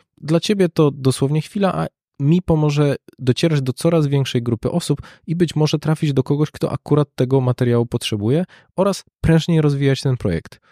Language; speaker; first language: Polish; native; Polish